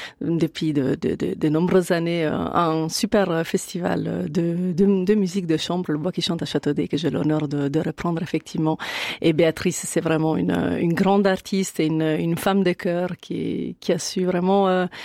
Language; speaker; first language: French; non-native, fluent; Italian